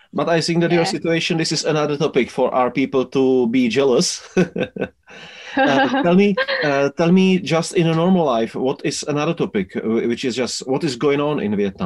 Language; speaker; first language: English; non-native, learner; Czech